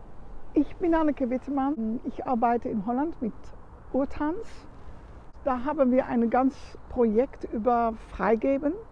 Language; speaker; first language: German; non-native, learner; Dutch